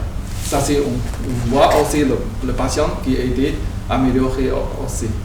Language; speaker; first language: French; non-native, learner; Chinese